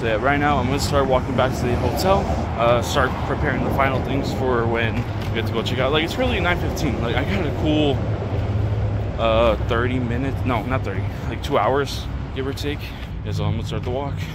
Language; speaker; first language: English; early bilingual, other home language; Spanish